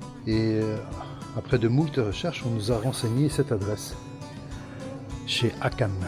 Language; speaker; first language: French; native; French